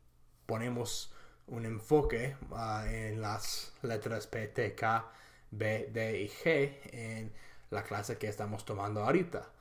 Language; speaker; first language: Spanish; non-native, fluent; English